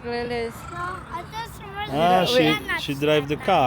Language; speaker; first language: English; non-native, learner; Polish